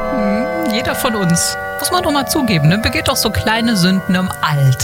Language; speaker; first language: German; native; German